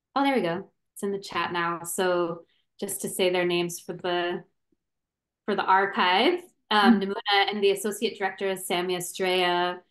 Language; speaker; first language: English; native; English